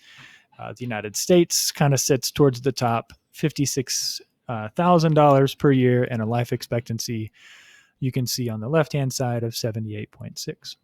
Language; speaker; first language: English; native; English